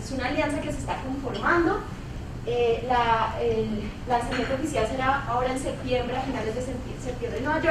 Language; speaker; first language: Spanish; native; Spanish